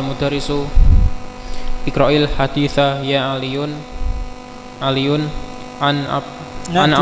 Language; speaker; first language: Arabic; non-native, learner; Indonesian